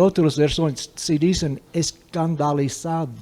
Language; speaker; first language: Spanish; non-native, fluent; English